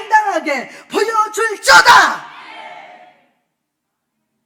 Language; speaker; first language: Korean; native; Korean